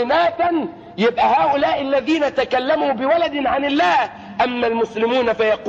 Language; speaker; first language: Arabic; native; Arabic